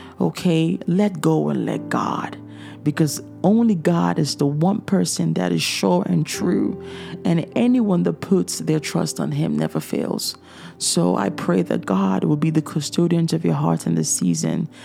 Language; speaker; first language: English; native; English